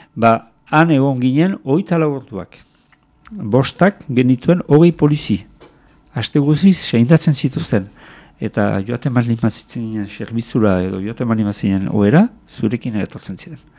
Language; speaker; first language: Basque; native; Basque